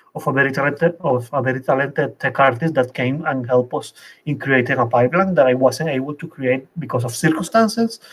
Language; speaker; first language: English; non-native, fluent; Spanish